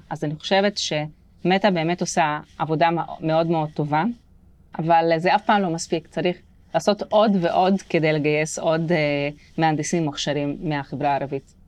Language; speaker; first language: Hebrew; non-native, local second language; Arabic